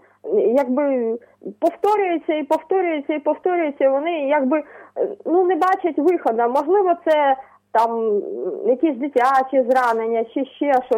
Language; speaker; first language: Ukrainian; native; Ukrainian